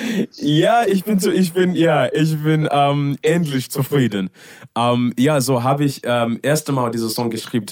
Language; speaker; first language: German; non-native, learner; English